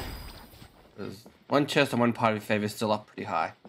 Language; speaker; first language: English; native; English